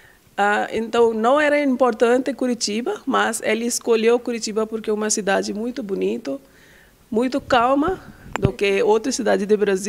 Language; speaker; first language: Portuguese; non-native, learner; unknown